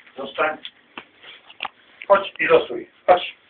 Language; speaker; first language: Polish; native; Polish